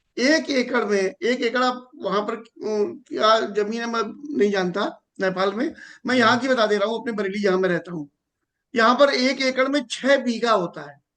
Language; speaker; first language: Hindi; native; Hindi